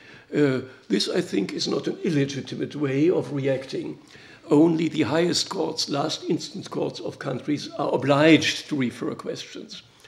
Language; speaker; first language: English; non-native, fluent; German